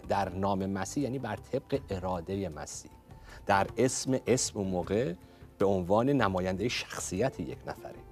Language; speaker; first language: Persian; native; Persian